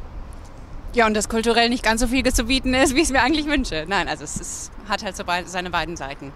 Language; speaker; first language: German; native; German